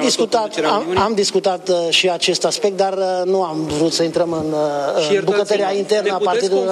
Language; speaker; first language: Romanian; non-native, local second language; Hungarian